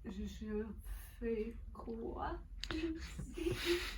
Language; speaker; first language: French; non-native, learner; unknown